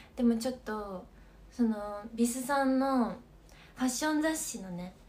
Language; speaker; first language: Japanese; native; Japanese